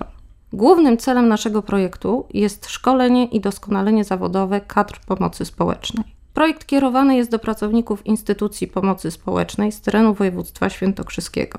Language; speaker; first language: Polish; native; Polish